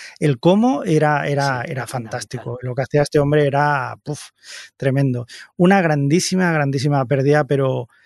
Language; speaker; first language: Spanish; native; Spanish